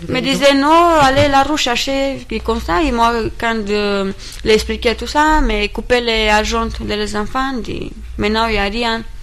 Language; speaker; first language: French; non-native, learner; Romanian